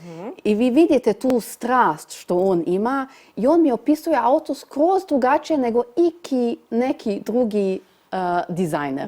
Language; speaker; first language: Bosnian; early bilingual, heritage; Bosnian